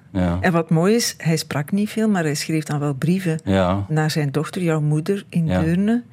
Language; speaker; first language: Dutch; native; Dutch